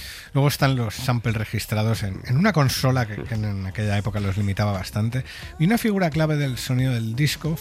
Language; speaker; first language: Spanish; native; Spanish